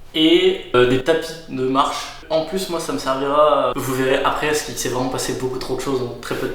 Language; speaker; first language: French; native; French